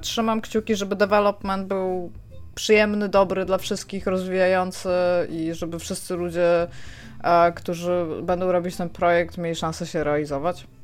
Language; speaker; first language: Polish; native; Polish